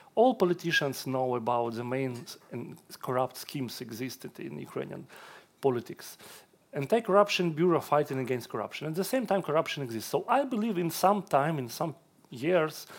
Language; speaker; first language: English; non-native, fluent; Russian